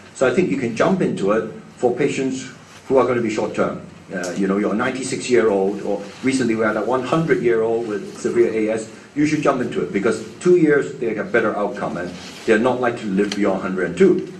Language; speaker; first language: English; non-native, local second language; Cantonese